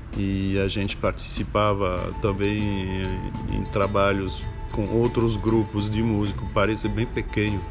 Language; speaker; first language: Portuguese; non-native, fluent; French